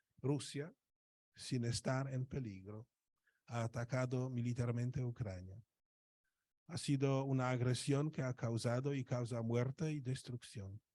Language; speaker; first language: Spanish; non-native, fluent; Polish